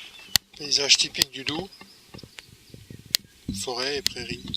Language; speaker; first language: French; native; French